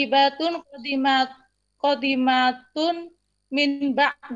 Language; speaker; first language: Arabic; non-native, learner; Indonesian